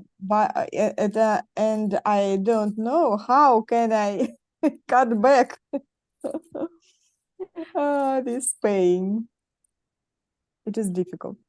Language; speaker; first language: English; non-native, learner; Russian